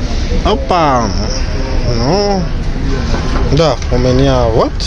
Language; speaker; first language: Russian; non-native, fluent; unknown